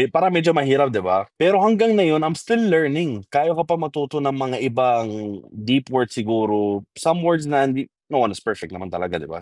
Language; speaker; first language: Filipino; non-native, fluent; Arabic